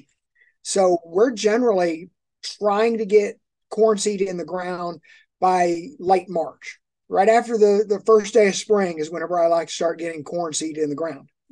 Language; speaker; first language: English; native; English